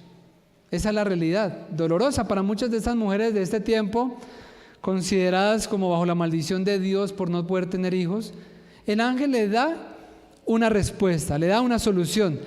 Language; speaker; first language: Spanish; native; Spanish